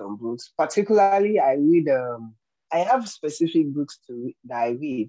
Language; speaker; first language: English; non-native, local second language; Yoruba